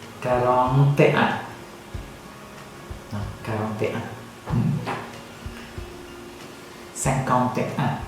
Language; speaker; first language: French; non-native, learner; Thai